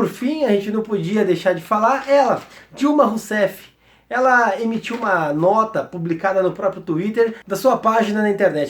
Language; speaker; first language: Portuguese; native; Portuguese